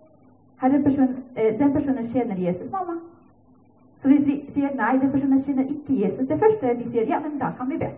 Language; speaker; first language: Norwegian; non-native, fluent; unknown